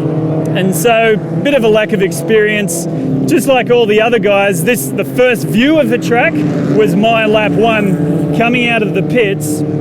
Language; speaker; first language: English; native; English